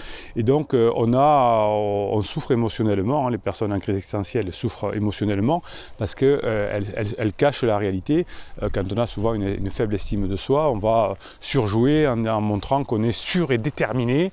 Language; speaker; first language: French; native; French